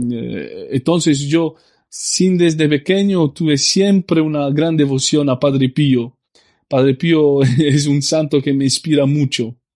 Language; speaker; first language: Spanish; non-native, fluent; Italian